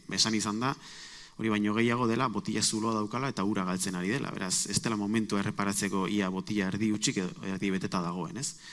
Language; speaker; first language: Basque; native; Basque